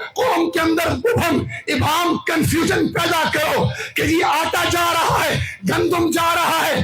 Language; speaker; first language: Urdu; non-native, local second language; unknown